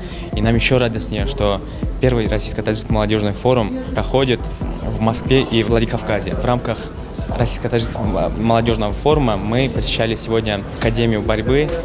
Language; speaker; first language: Russian; non-native, local second language; Tajik